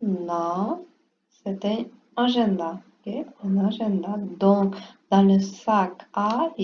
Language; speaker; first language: French; non-native, learner; Portuguese